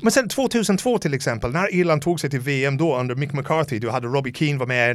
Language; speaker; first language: Swedish; non-native, fluent; English